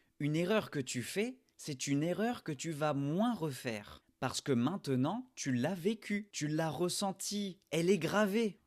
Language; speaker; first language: French; native; French